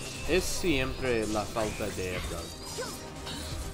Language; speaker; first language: Spanish; non-native, learner; English